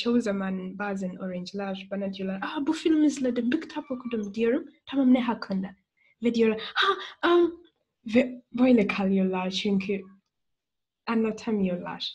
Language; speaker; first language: Turkish; non-native, fluent; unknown